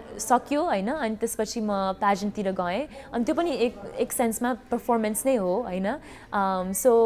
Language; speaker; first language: Nepali; early bilingual, heritage; Nepali